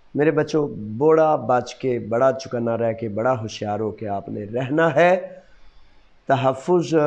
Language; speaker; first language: Urdu; non-native, local second language; Punjabi